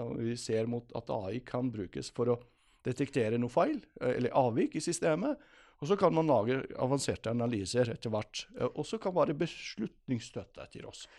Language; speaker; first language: Norwegian; non-native, fluent; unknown